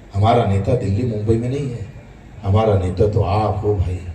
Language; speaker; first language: Hindi; non-native, local second language; Marathi